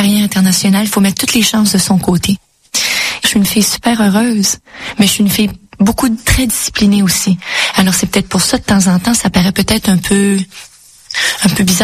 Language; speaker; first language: French; native; French